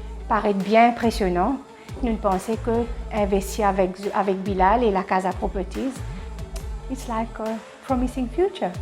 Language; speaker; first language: French; non-native, local second language; Morisyen